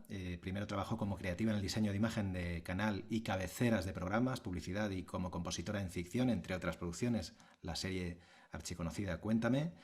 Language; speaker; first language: Spanish; native; Spanish